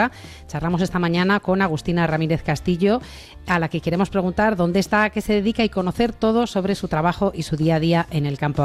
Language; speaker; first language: Spanish; native; Spanish